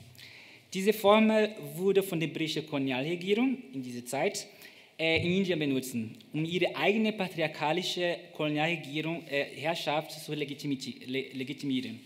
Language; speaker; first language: German; non-native, fluent; Portuguese